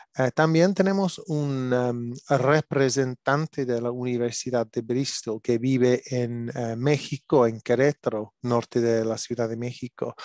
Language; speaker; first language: Spanish; non-native, learner; English